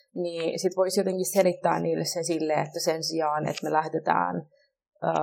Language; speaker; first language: Finnish; native; Finnish